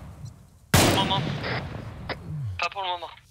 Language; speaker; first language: French; native; French